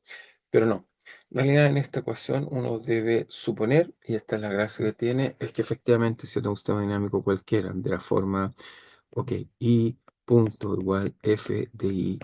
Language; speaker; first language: Spanish; native; Spanish